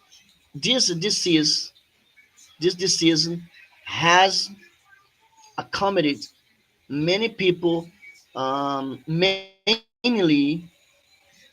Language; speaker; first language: English; non-native, fluent; Portuguese